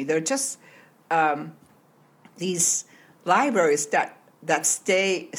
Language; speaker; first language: English; early bilingual, other home language; Cantonese